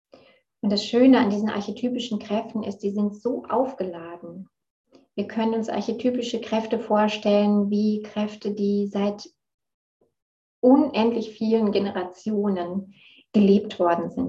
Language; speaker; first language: German; native; German